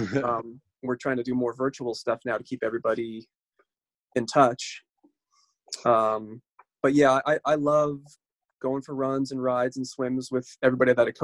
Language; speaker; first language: English; native; English